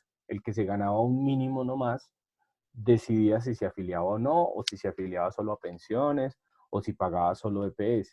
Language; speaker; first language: Spanish; native; Spanish